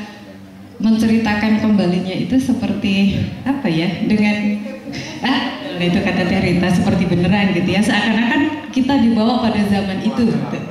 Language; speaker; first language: Indonesian; native; Indonesian